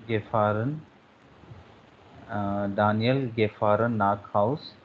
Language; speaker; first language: German; non-native, learner; Hindi